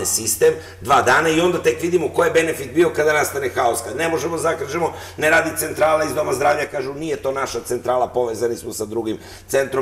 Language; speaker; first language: Serbian; native; Serbian